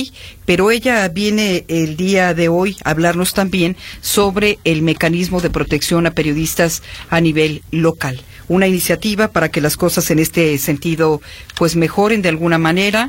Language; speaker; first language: Spanish; native; Spanish